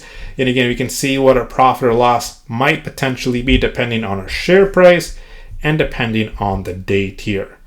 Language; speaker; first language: English; native; English